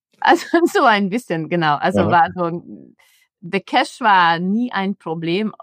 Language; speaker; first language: German; non-native, fluent; Hungarian